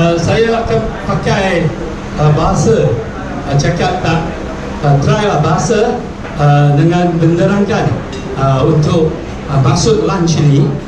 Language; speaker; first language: Malay; non-native, local second language; Chinese